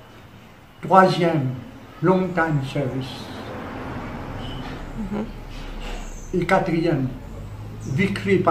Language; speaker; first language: French; non-native, learner; Morisyen